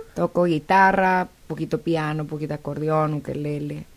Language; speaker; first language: Spanish; native; Spanish